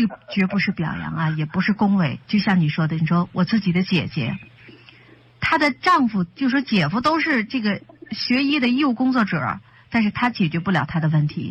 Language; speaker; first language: Chinese; native; Chinese